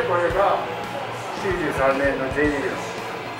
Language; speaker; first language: Japanese; native; Japanese